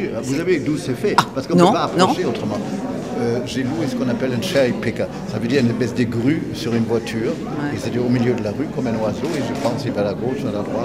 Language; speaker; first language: French; non-native, fluent; German